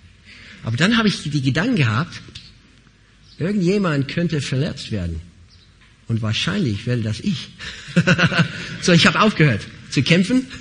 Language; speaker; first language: German; non-native, fluent; English